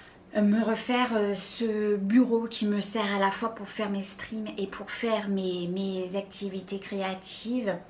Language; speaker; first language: French; native; French